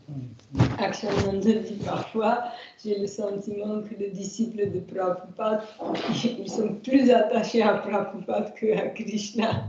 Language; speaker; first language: French; non-native, fluent; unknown